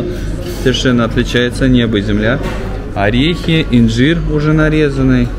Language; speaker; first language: Russian; native; Russian